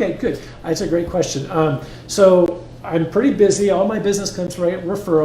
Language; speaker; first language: English; native; English